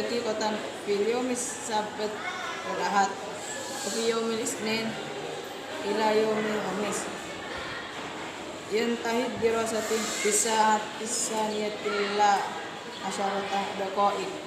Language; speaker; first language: Arabic; non-native, learner; Indonesian